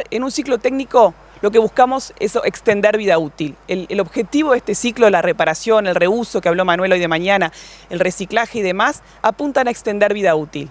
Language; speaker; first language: Spanish; native; Spanish